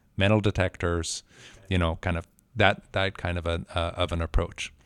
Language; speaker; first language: English; non-native, fluent; Spanish